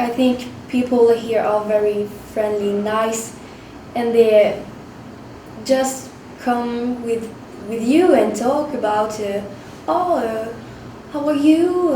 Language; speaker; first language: English; non-native, learner; French